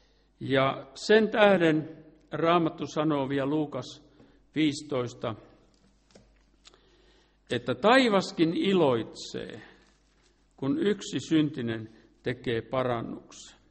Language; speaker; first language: Finnish; native; Finnish